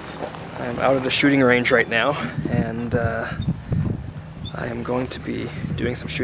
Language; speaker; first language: English; native; English